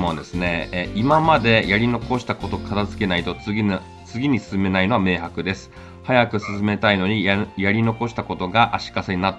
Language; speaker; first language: Japanese; native; Japanese